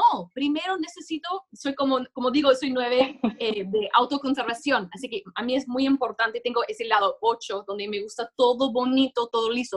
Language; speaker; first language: Spanish; non-native, fluent; English